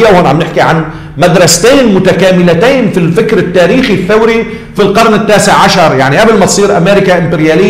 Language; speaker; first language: Arabic; native; Arabic